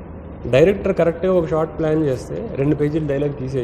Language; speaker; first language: Telugu; native; Telugu